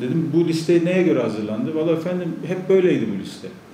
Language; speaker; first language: Turkish; native; Turkish